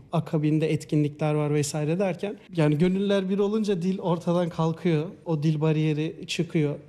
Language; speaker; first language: Turkish; native; Turkish